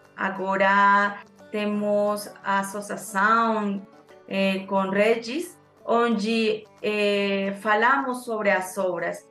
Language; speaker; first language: Portuguese; non-native, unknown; Spanish